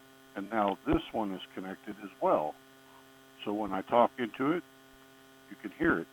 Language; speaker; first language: English; native; English